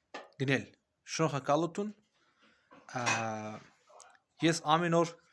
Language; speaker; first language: Armenian; non-native, learner; Azerbaijani